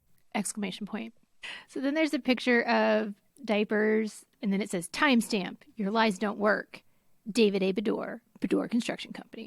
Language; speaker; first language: English; native; English